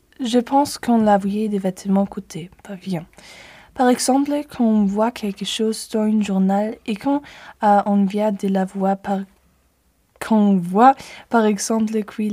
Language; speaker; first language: French; non-native, learner; German